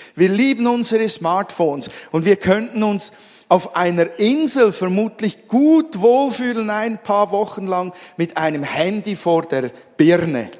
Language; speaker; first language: German; native; German